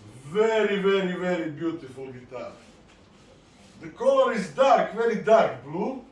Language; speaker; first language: English; non-native, learner; Italian